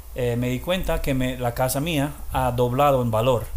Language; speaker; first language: Spanish; non-native, fluent; English